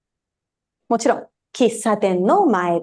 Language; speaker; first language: Japanese; non-native, fluent; Tamil